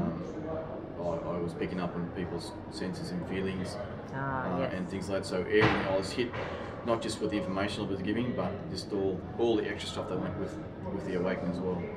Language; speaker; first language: English; native; English